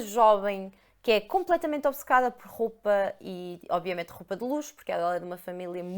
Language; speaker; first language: Portuguese; native; Portuguese